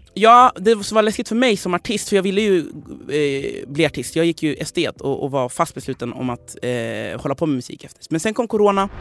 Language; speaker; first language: Swedish; non-native, fluent; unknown